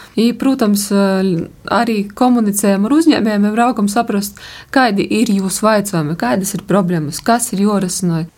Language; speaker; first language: Latvian; native; Latvian